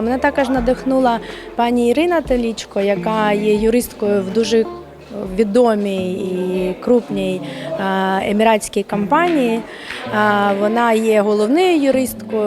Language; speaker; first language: Ukrainian; native; Ukrainian